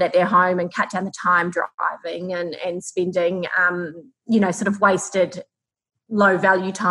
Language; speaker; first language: English; native; English